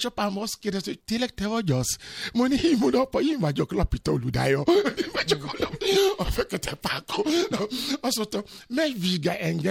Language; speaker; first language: Hungarian; non-native, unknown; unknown